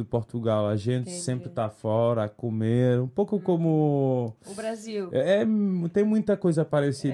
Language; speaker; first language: Portuguese; non-native, fluent; French